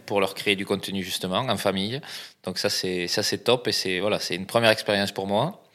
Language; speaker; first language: French; native; French